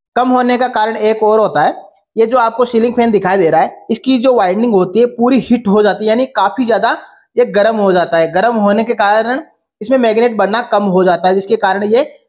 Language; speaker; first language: Hindi; native; Hindi